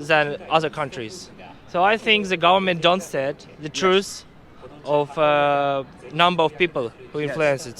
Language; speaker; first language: English; non-native, learner; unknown